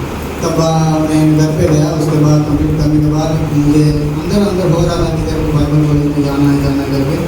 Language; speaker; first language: Hindi; non-native, local second language; Gujarati